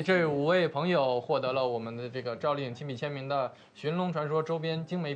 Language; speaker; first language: Chinese; native; Chinese